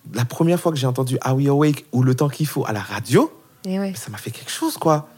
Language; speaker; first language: French; non-native, local second language; Haitian Creole